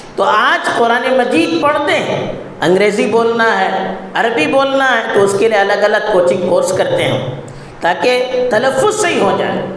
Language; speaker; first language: Urdu; non-native, local second language; Konkani